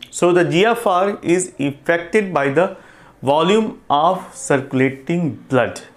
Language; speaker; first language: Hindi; non-native, local second language; Gujarati